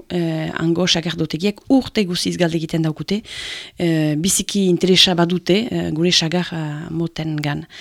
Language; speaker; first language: Basque; native; Basque